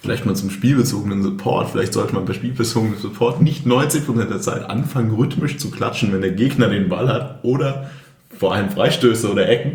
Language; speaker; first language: German; native; German